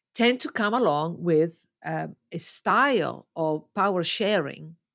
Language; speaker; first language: English; non-native, fluent; Italian